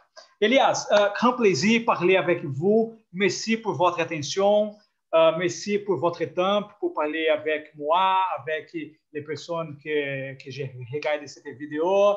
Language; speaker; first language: French; non-native, fluent; Portuguese